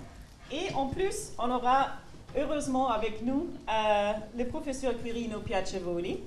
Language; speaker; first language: French; non-native, fluent; German